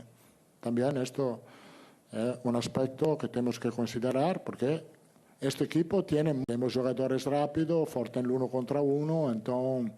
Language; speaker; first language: Portuguese; non-native, learner; Italian